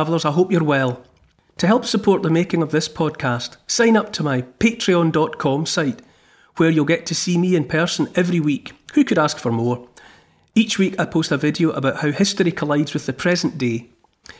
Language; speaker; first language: English; native; English